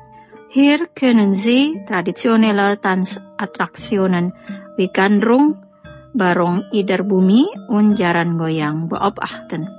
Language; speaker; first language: German; non-native, fluent; Indonesian